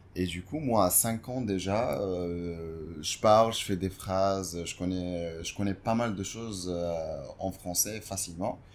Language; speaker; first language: French; non-native, local second language; Arabic